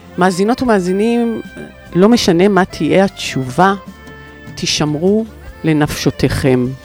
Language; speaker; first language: Hebrew; native; Hebrew